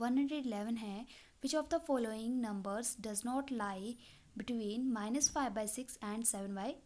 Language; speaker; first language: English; non-native, local second language; Hindi